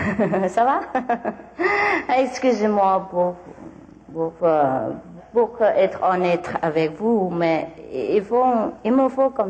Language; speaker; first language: French; non-native, learner; Vietnamese